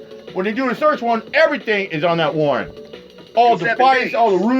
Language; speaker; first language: English; native; English